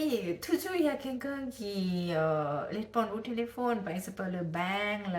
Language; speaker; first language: French; non-native, learner; Thai